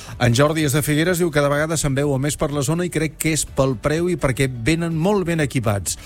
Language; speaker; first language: Catalan; native; Catalan